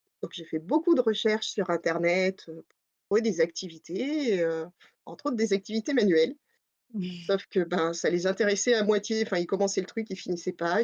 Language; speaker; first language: French; native; French